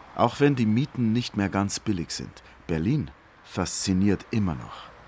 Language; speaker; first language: German; native; German